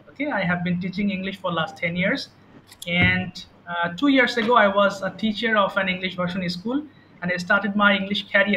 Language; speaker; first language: English; non-native, fluent; Bangla